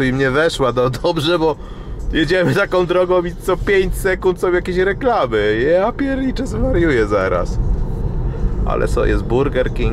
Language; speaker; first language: Polish; native; Polish